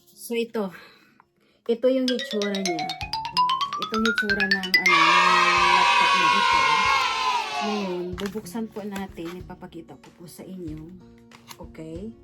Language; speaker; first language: Filipino; native; Filipino